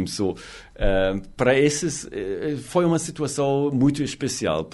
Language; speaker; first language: Portuguese; non-native, learner; German